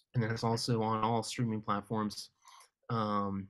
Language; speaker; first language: English; native; English